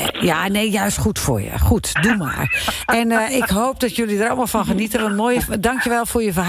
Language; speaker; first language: Dutch; native; Dutch